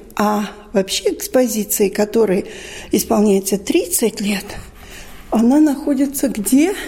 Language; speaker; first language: Russian; native; Russian